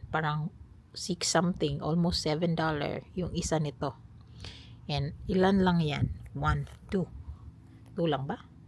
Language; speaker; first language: Filipino; non-native, local second language; Cebuano